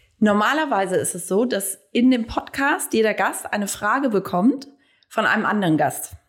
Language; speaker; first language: German; native; German